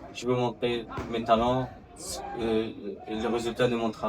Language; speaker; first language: French; non-native, fluent; Persian